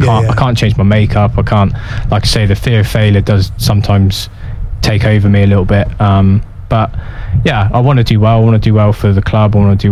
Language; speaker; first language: English; native; English